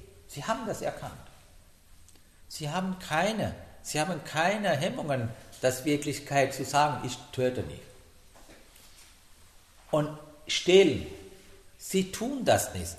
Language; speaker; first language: German; non-native, learner; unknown